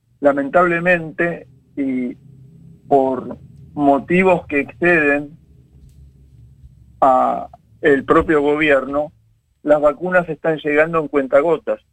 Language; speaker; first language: Spanish; native; Spanish